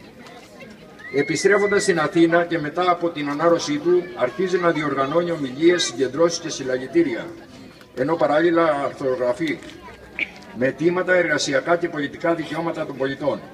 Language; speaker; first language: Greek; native; Greek